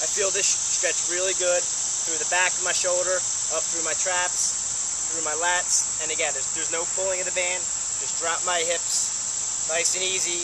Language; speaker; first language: English; native; English